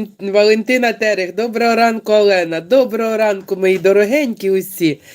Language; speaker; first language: Ukrainian; non-native, local second language; Russian